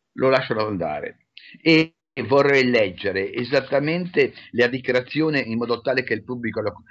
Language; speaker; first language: Italian; native; Italian